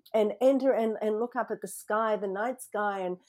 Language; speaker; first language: English; native; English